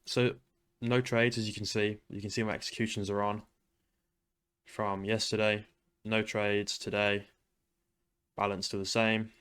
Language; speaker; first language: English; native; English